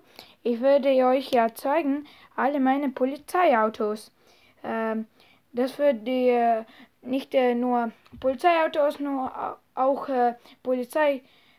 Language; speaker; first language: German; non-native, learner; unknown